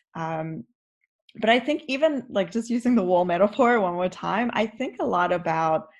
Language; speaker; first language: English; native; English